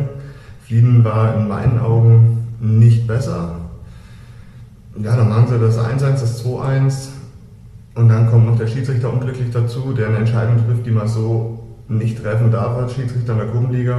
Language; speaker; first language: German; native; German